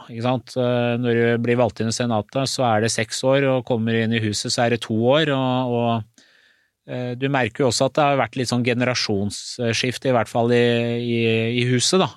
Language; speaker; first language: Norwegian; early bilingual, other home language; Persian